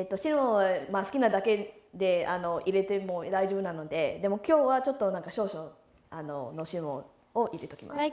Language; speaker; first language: Japanese; non-native, fluent; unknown